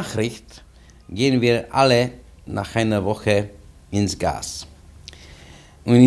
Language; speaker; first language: German; non-native, fluent; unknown